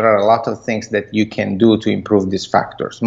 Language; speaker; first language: English; non-native, fluent; Italian